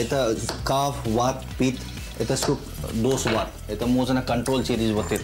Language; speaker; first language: Russian; non-native, learner; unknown